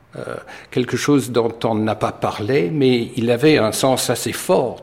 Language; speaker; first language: French; non-native, fluent; English